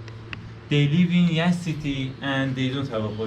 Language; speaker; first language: English; non-native, learner; Persian